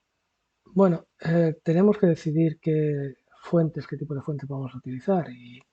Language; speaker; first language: Spanish; native; Spanish